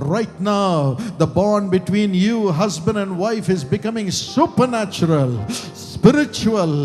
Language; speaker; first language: English; non-native, local second language; Tamil